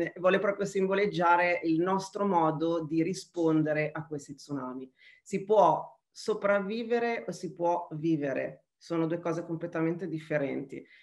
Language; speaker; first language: Italian; native; Italian